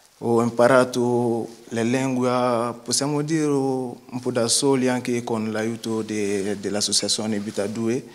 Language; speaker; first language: Italian; non-native, learner; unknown